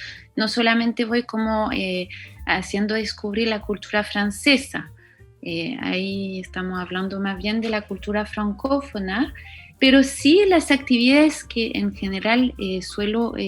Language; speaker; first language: Spanish; non-native, fluent; French